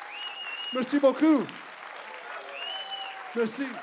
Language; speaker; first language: French; non-native, learner; English